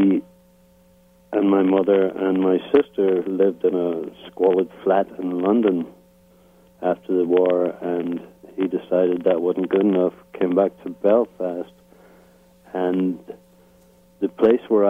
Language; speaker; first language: English; native; English